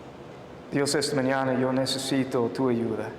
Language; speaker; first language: Spanish; non-native, fluent; English